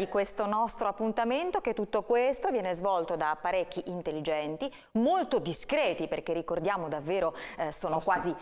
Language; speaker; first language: Italian; native; Italian